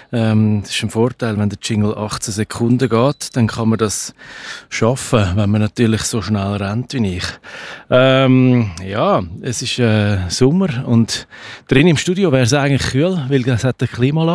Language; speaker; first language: German; native; German